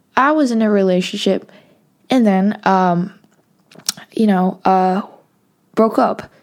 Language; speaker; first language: English; non-native, local second language; Cantonese